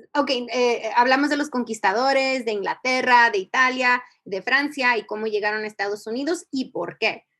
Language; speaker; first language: Spanish; early bilingual, heritage; Spanish